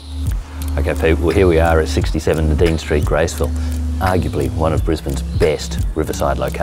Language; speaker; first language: English; native; English